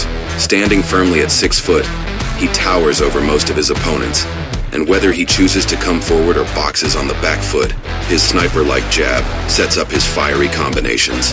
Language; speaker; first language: English; native; English